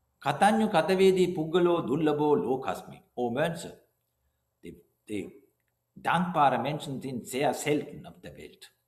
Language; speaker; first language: German; non-native, fluent; Sinhala